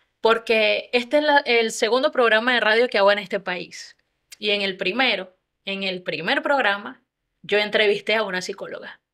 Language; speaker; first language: Spanish; native; Spanish